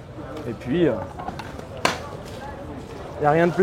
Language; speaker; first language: French; native; French